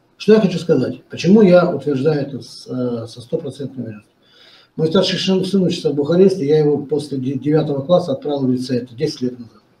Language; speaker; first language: Russian; non-native, local second language; Romanian